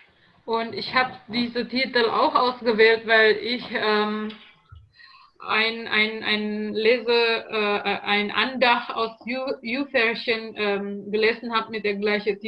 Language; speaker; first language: German; non-native, learner; Indonesian